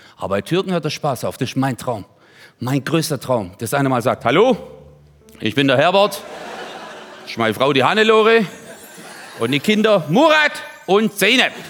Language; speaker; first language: German; early bilingual, other home language; Turkish